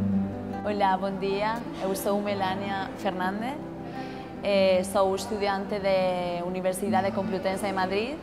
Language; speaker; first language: Portuguese; non-native, learner; Spanish